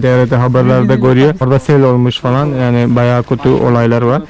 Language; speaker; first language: Turkish; non-native, fluent; Malayalam